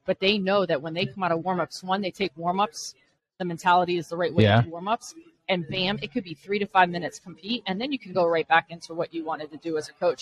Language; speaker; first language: English; native; English